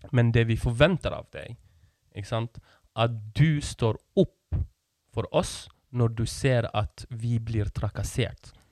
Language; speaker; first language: Norwegian; non-native, fluent; Kurdish